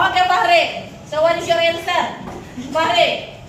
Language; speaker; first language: English; non-native, learner; Indonesian